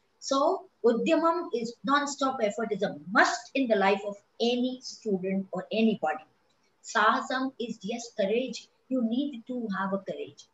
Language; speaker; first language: English; non-native, local second language; Kachhi